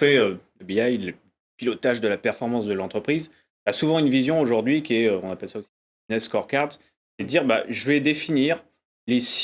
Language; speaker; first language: French; native; French